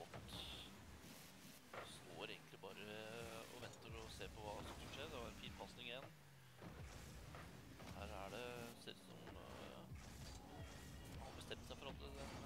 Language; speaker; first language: Norwegian; native; Norwegian